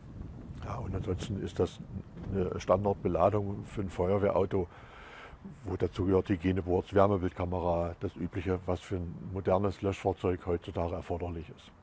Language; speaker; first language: German; native; German